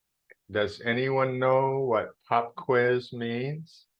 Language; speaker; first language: English; non-native, fluent; Vietnamese